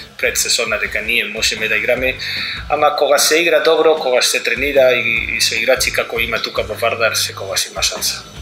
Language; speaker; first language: Macedonian; non-native, learner; Spanish